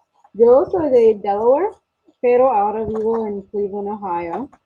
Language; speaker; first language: Spanish; non-native, fluent; English